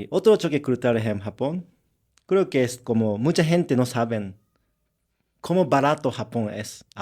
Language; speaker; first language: Spanish; non-native, learner; Japanese